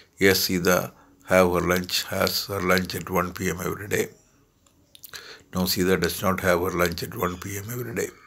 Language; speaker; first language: English; non-native, local second language; Malayalam